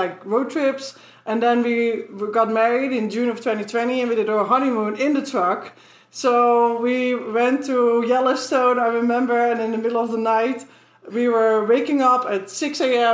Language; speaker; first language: English; non-native, fluent; Dutch